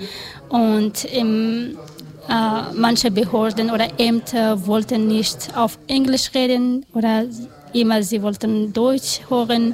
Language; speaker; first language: German; non-native, learner; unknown